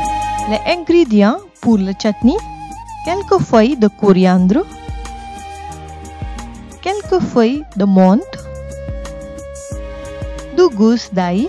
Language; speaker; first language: French; non-native, fluent; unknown